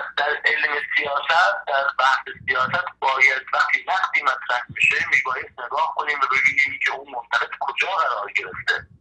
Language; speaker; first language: Persian; non-native, local second language; Azerbaijani